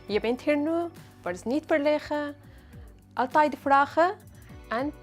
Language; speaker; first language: Dutch; non-native, learner; Arabic